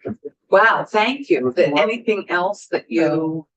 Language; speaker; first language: English; native; English